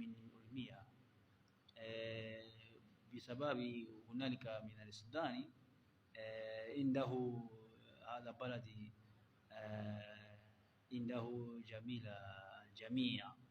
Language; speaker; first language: Arabic; non-native, learner; Kinyarwanda